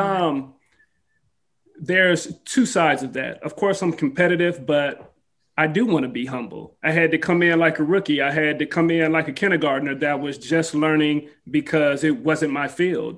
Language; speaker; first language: English; native; English